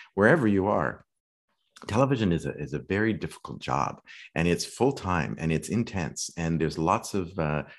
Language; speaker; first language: English; native; English